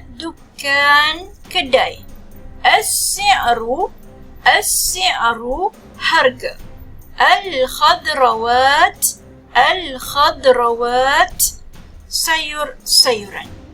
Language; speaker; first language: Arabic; non-native, fluent; Malay